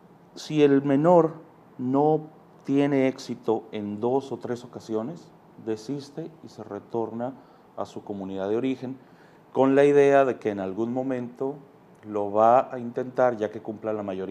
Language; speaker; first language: Spanish; native; Spanish